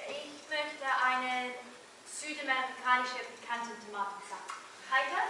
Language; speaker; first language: German; non-native, learner; English